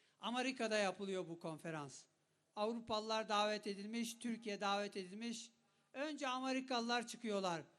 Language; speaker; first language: Turkish; non-native, local second language; Kurdish